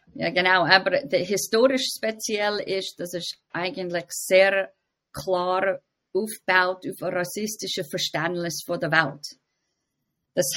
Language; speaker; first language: German; non-native, fluent; English